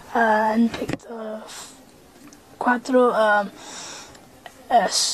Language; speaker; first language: Spanish; non-native, learner; English